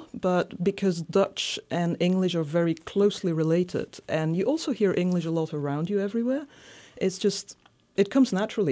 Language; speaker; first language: English; non-native, fluent; Dutch